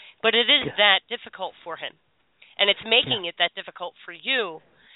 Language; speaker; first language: English; native; English